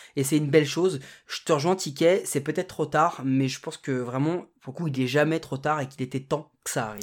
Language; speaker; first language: French; native; French